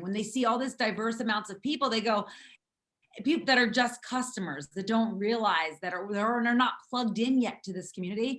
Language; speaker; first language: English; native; English